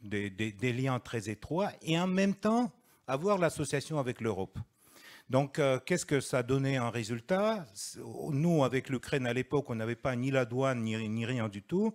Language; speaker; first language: French; non-native, fluent; Russian